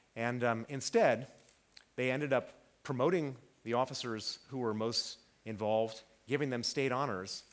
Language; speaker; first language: English; native; English